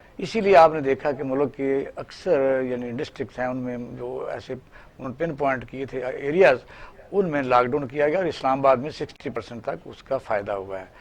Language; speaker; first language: Urdu; non-native, local second language; Punjabi